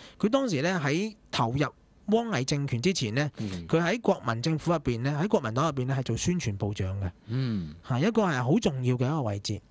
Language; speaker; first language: Cantonese; native; Cantonese